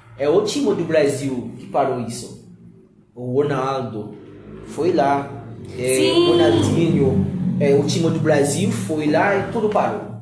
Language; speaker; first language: Portuguese; non-native, learner; Haitian Creole